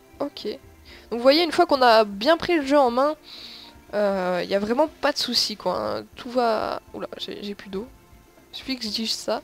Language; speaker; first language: French; native; French